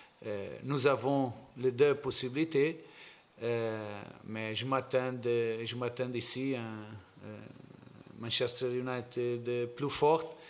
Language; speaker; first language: French; non-native, learner; Portuguese